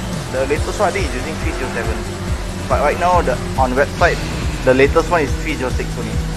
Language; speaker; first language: English; non-native, local second language; Malay